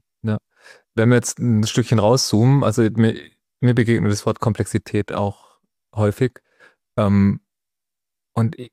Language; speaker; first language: German; native; German